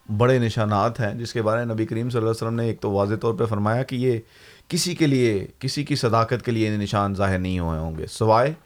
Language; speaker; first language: Urdu; native; Urdu